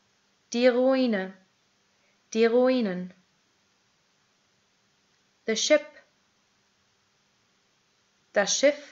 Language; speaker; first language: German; native; German